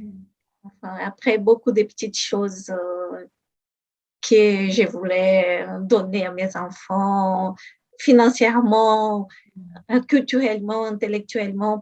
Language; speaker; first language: French; non-native, fluent; Portuguese